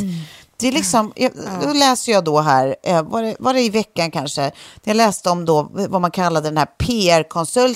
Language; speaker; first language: Swedish; native; Swedish